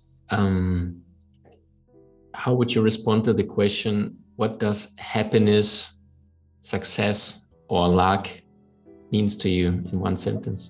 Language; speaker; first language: English; non-native, fluent; German